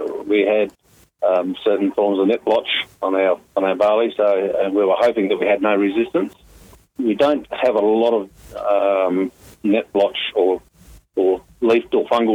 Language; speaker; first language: English; native; English